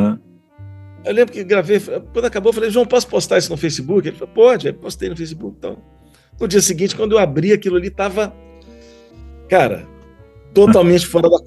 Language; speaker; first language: Portuguese; native; Portuguese